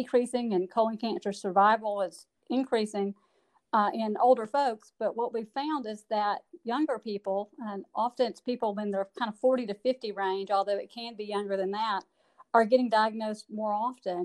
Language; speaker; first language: English; native; English